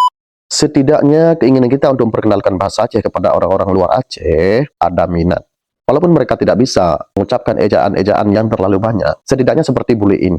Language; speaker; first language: Indonesian; native; Indonesian